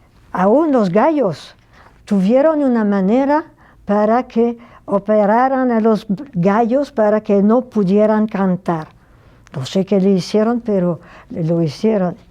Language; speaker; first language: Spanish; non-native, fluent; French